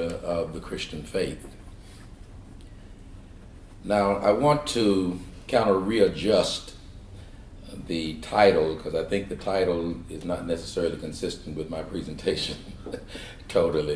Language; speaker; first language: English; native; English